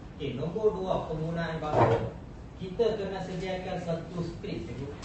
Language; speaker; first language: Malay; non-native, local second language; Tamil